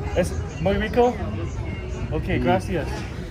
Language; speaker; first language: Spanish; non-native, learner; English